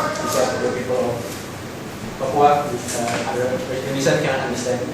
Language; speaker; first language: English; non-native, local second language; Indonesian